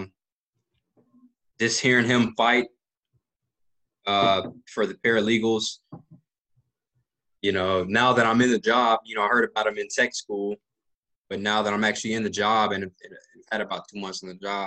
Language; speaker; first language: English; native; English